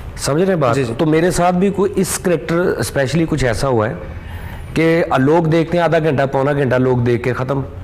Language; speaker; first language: Urdu; non-native, local second language; Punjabi